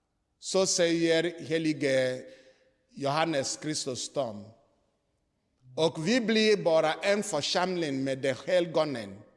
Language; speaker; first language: Swedish; non-native, fluent; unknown